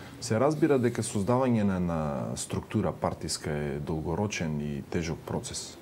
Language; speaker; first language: Macedonian; native; Macedonian